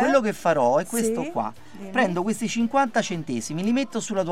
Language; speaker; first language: Italian; native; Italian